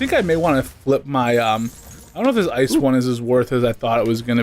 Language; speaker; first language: English; native; English